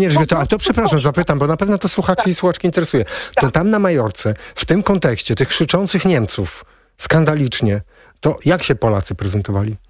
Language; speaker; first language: Polish; native; Polish